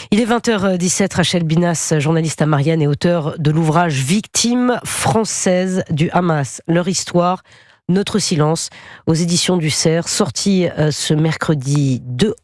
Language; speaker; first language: French; native; French